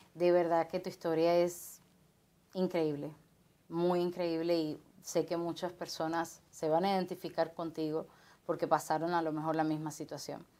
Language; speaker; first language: Spanish; native; Spanish